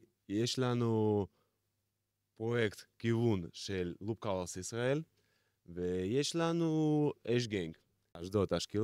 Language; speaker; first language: Hebrew; non-native, fluent; Russian